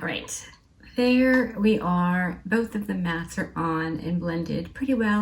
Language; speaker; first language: English; native; English